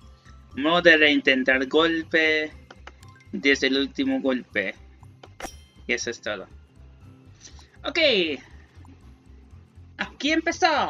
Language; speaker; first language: Spanish; non-native, learner; English